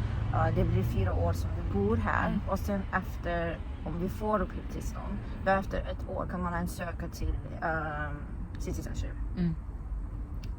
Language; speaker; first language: Swedish; non-native, fluent; Azerbaijani